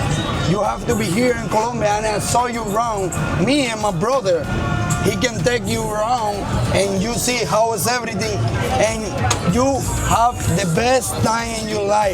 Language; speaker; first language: English; non-native, learner; Spanish